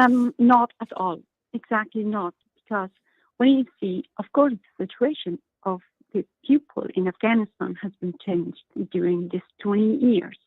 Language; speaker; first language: English; non-native, learner; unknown